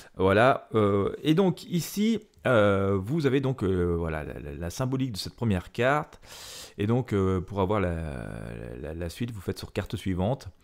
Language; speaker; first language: French; native; French